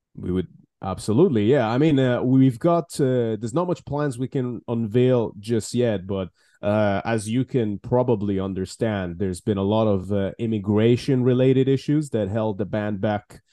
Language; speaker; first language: English; non-native, fluent; Persian